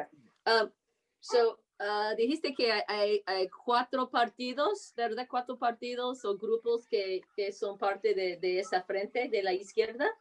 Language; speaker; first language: Spanish; non-native, fluent; English